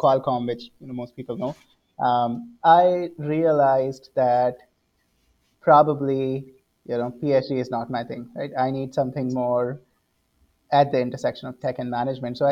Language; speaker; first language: English; non-native, local second language; Hindi